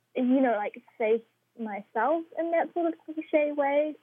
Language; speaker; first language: English; native; English